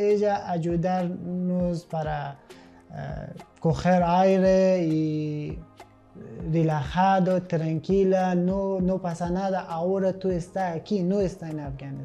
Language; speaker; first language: Spanish; non-native, learner; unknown